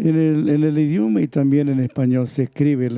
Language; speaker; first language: Spanish; non-native, local second language; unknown